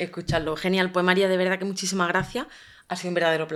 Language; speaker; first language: Spanish; native; Spanish